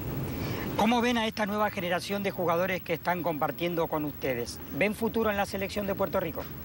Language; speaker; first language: Spanish; native; Spanish